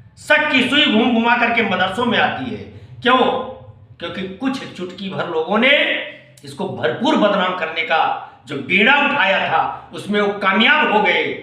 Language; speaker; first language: Hindi; native; Hindi